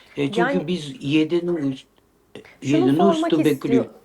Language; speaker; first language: Turkish; non-native, learner; Japanese